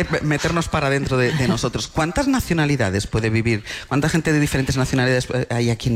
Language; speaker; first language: Spanish; native; Spanish